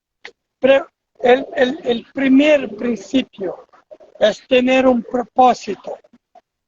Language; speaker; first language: Spanish; non-native, fluent; Portuguese